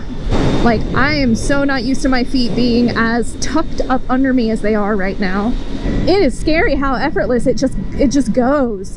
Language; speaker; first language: English; native; English